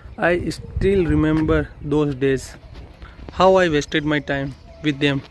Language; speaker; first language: English; non-native, learner; Hindi